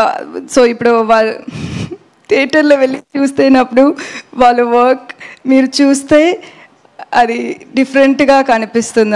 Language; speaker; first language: Telugu; non-native, learner; Tamil